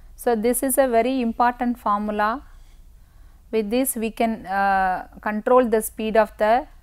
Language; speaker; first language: English; non-native, local second language; Tamil